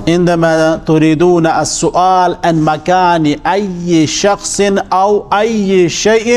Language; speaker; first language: Arabic; non-native, fluent; Urdu